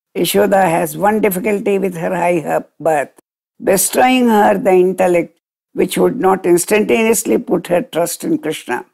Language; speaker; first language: English; non-native, local second language; Telugu